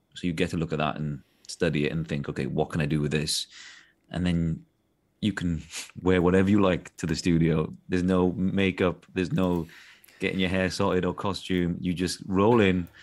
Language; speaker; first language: English; native; English